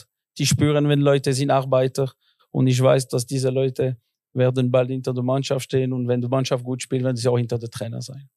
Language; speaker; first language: German; non-native, local second language; French